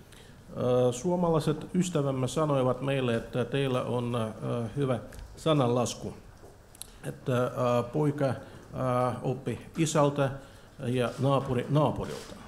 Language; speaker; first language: Finnish; non-native, fluent; Russian